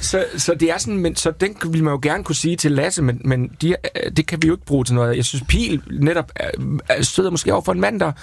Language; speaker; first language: Danish; native; Danish